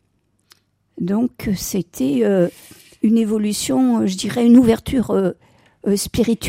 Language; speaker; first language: French; native; French